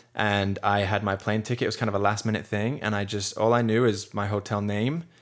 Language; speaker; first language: English; native; English